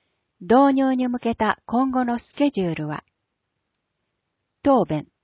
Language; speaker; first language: Japanese; native; Japanese